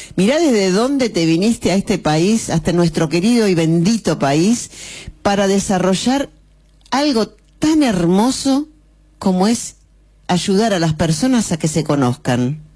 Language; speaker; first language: Spanish; native; Spanish